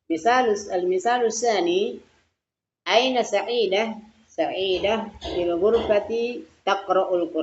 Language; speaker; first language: Arabic; non-native, fluent; Indonesian